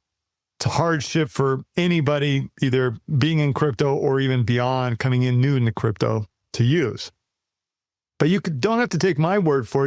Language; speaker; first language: English; native; English